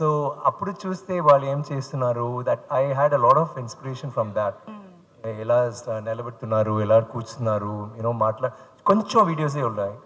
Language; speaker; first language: Telugu; non-native, fluent; Tamil